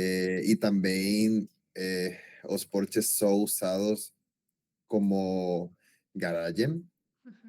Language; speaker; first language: Portuguese; non-native, learner; Spanish